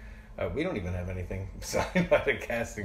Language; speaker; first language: English; native; English